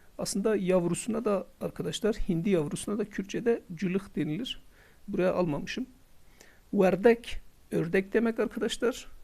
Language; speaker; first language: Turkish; non-native, local second language; Kurdish